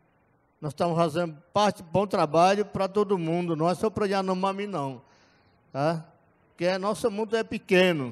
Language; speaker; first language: Portuguese; non-native, local second language; Yanomámi